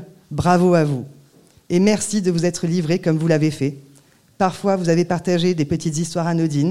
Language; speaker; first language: French; native; French